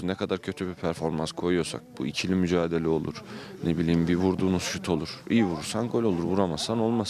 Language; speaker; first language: Turkish; native; Turkish